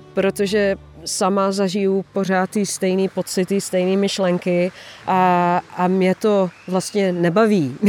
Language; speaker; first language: Czech; non-native, fluent; Dutch